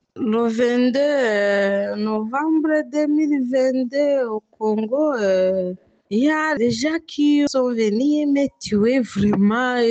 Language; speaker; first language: French; non-native, local second language; Swahili